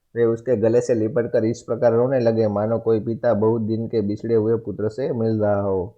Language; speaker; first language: Hindi; non-native, local second language; Gujarati